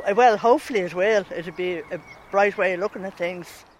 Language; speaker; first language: English; native; English